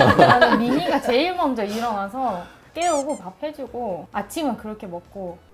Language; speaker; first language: Korean; early bilingual, other home language; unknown